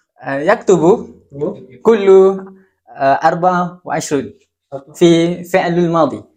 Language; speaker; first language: Arabic; non-native, learner; Malay